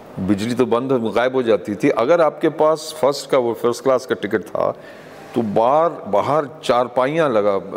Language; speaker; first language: Hindi; non-native, local second language; English